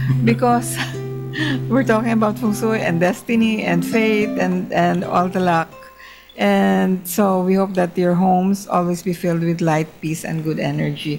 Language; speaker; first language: English; non-native, local second language; Filipino